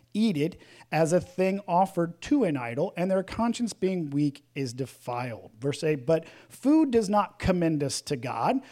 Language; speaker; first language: English; native; English